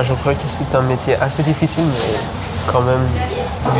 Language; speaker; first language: French; non-native, learner; Persian